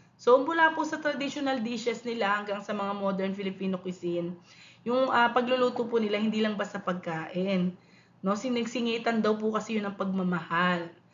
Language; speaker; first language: Filipino; non-native, local second language; Pampanga